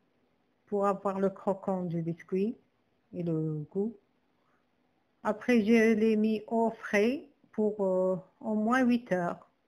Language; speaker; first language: French; non-native, local second language; Arabic